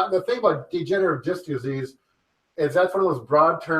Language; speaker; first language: English; native; English